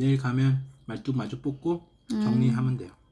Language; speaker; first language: Korean; native; Korean